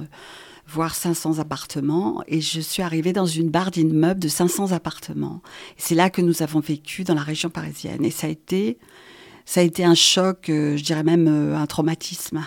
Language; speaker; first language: French; native; French